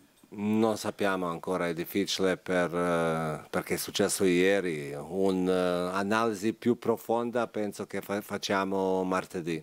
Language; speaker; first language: Italian; non-native, fluent; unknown